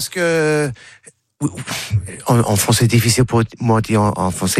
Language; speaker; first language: French; non-native, learner; English